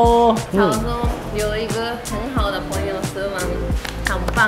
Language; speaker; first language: Chinese; non-native, fluent; Japanese